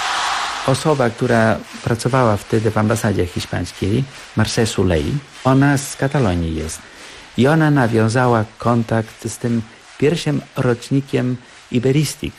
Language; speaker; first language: Polish; non-native, fluent; Catalan